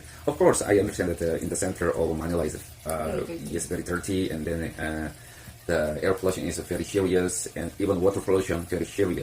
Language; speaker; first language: English; non-native, fluent; Korean